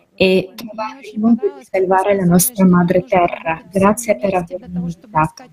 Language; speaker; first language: Italian; non-native, fluent; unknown